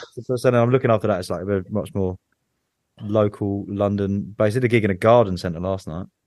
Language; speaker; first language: English; native; English